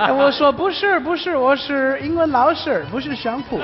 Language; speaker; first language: Chinese; non-native, learner; English